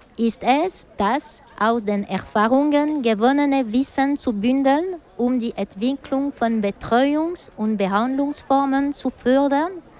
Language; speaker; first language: German; non-native, local second language; French